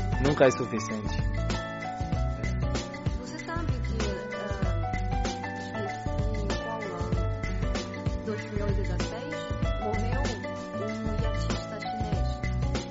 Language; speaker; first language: Portuguese; non-native, learner; Spanish